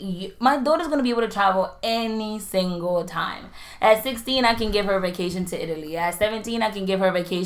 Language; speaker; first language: English; non-native, fluent; Spanish